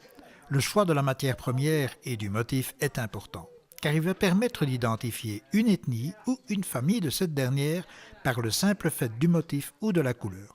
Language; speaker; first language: French; native; French